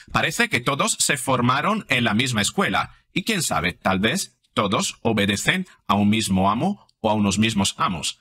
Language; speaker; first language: Spanish; non-native, fluent; Italian